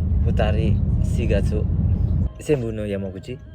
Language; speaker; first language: Japanese; non-native, learner; Indonesian